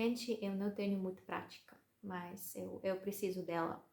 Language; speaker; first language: Portuguese; non-native, learner; Russian